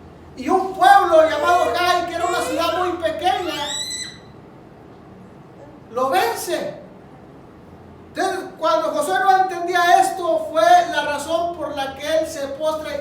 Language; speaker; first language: Spanish; native; Spanish